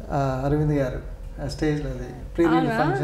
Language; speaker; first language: Telugu; native; Telugu